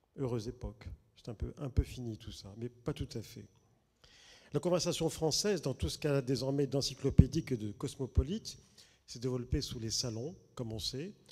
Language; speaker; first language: French; native; French